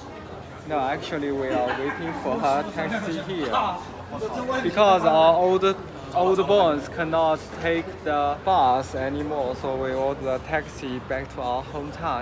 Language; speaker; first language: English; non-native, learner; Chinese